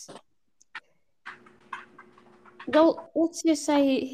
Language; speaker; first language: English; non-native, fluent; Swedish